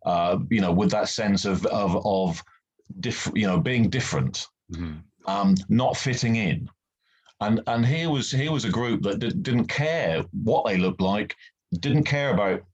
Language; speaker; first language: English; native; English